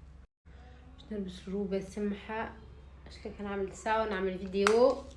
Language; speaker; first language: Arabic; early bilingual, other home language; French